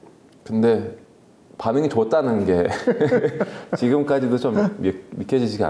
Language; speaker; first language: Korean; early bilingual, other home language; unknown